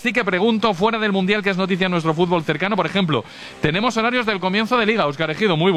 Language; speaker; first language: Spanish; native; Spanish